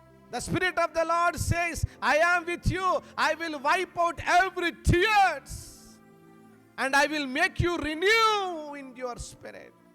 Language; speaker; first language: English; non-native, local second language; Telugu